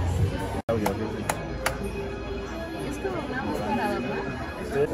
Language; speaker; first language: Spanish; native; Spanish